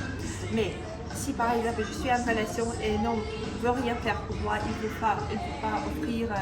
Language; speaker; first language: French; non-native, local second language; Ukrainian